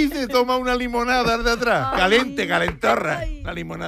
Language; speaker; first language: Spanish; native; Spanish